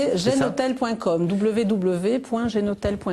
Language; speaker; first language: French; native; French